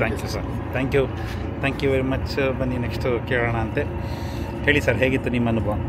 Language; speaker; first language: Kannada; native; Kannada